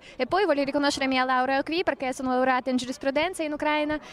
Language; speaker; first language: Italian; non-native, learner; Ukrainian